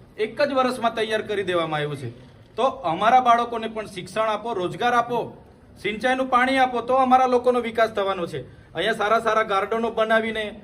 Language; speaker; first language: Gujarati; non-native, local second language; Vasavi